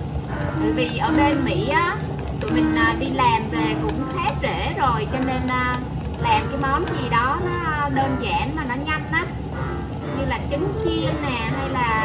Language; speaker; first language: Vietnamese; native; Vietnamese